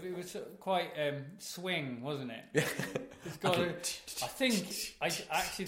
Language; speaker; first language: English; native; English